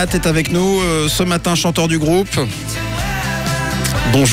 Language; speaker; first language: French; native; French